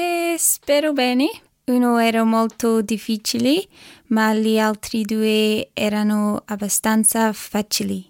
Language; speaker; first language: Italian; non-native, learner; English